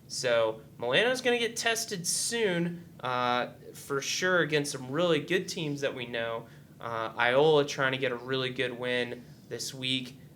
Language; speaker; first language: English; native; English